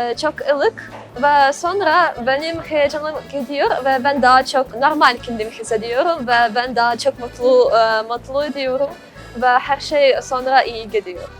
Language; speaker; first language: Turkish; non-native, learner; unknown